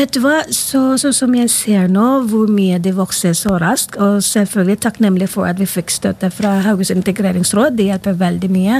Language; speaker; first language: Norwegian; non-native, fluent; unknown